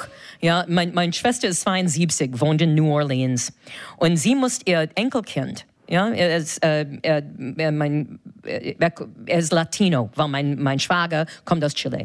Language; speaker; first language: German; non-native, fluent; English